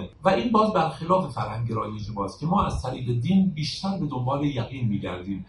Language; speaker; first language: Persian; native; Persian